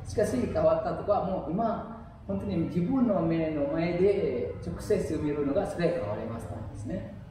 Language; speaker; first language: Japanese; non-native, fluent; Indonesian